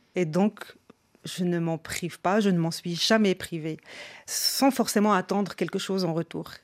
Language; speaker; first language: French; non-native, local second language; Arabic